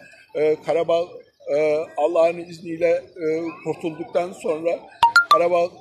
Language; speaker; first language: Turkish; early bilingual, heritage; Turkish